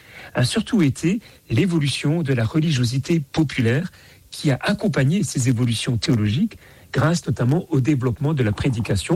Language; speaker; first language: French; native; French